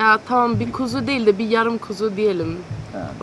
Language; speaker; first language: Turkish; early bilingual, heritage; Turkish